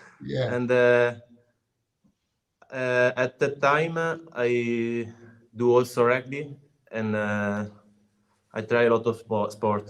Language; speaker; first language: English; non-native, learner; Italian